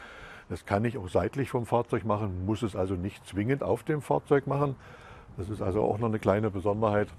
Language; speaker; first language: German; native; German